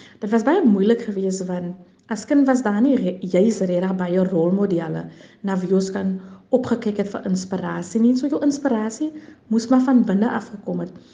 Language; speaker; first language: Afrikaans; native; Afrikaans